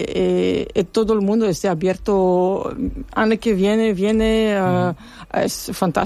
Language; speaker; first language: Spanish; non-native, learner; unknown